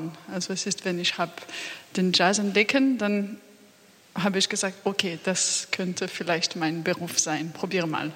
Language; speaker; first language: German; non-native, fluent; French